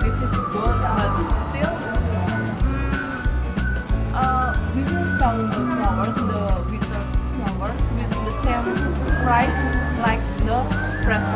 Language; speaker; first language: English; non-native, learner; Indonesian